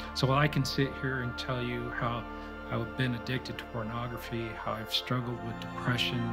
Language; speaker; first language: English; native; English